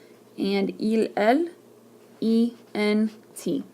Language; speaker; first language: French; non-native, fluent; English